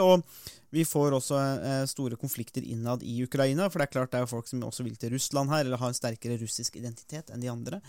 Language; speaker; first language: Norwegian; native; Norwegian